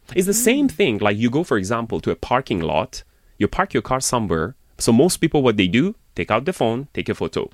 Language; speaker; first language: English; non-native, fluent; Persian